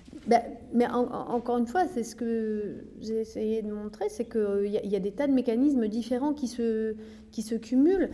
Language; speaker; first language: French; native; French